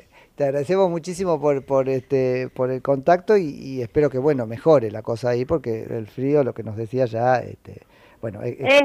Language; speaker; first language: Spanish; native; Spanish